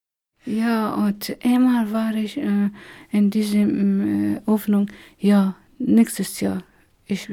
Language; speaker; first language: German; non-native, learner; Persian